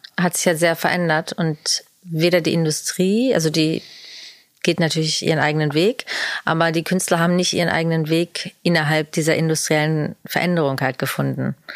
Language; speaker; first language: German; native; German